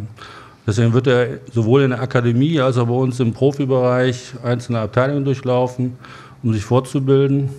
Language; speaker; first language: German; native; German